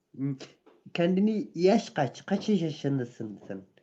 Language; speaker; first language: Turkish; non-native, learner; Persian